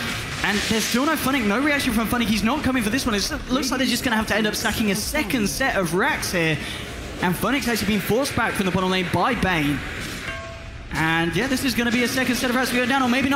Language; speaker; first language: English; native; English